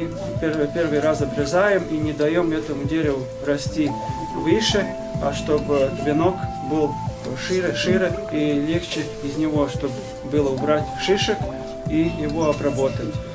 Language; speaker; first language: Russian; non-native, local second language; Latvian